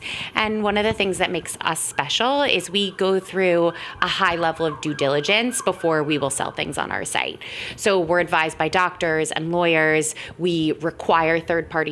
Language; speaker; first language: English; native; English